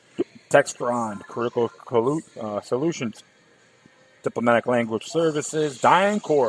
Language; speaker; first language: English; native; English